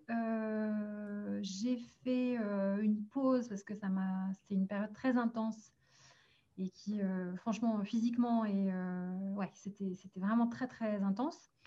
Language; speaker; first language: French; early bilingual, other home language; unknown